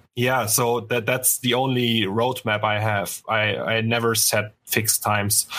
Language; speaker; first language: English; non-native, fluent; German